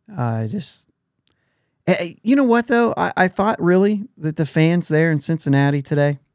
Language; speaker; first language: English; native; English